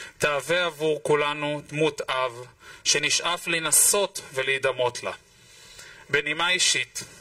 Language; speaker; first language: Hebrew; native; Hebrew